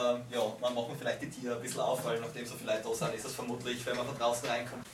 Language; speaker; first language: German; native; German